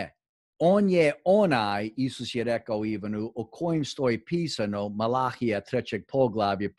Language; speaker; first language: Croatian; non-native, fluent; English